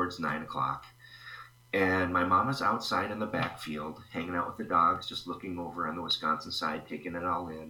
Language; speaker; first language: English; native; English